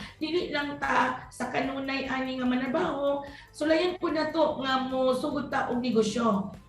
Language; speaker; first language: Cebuano; native; Cebuano